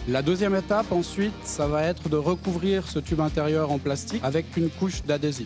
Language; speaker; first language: French; native; French